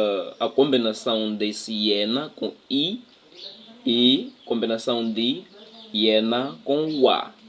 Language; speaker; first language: Portuguese; non-native, local second language; Tsonga